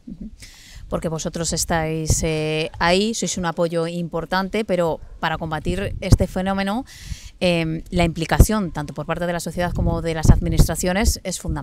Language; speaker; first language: Spanish; native; Spanish